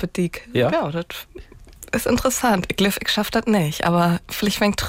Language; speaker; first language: German; native; German